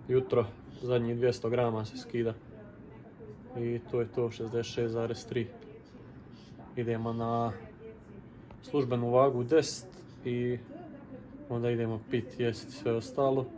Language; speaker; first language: Croatian; native; Croatian